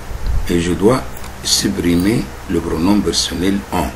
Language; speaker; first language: French; non-native, fluent; Arabic